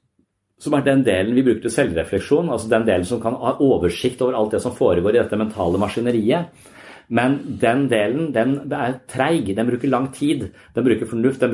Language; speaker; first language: Norwegian; native; Norwegian